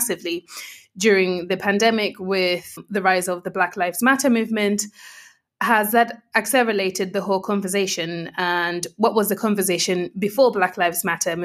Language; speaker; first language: English; non-native, local second language; Nyanja